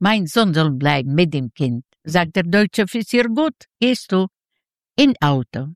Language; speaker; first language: German; non-native, learner; Yiddish